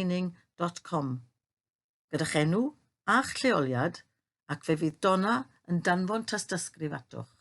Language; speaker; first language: Welsh; native; Welsh